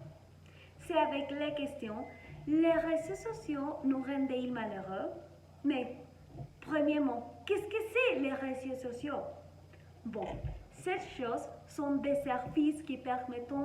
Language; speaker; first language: French; non-native, learner; Spanish